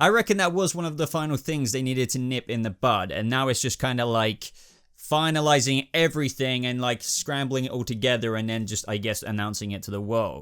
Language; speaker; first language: English; native; English